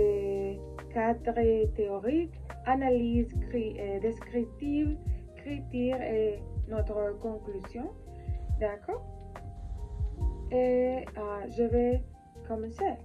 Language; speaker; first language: French; non-native, learner; Spanish